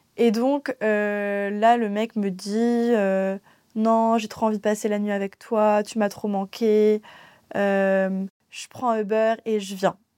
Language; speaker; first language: French; native; French